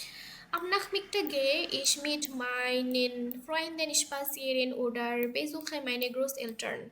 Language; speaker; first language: German; non-native, learner; Bangla